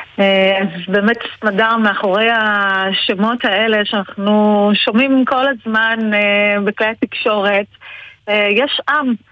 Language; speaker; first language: Hebrew; early bilingual, other home language; Persian